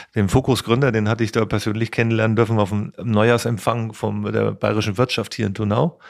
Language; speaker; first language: German; native; German